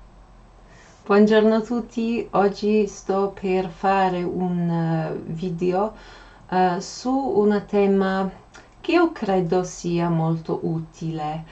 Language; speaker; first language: Italian; non-native, fluent; English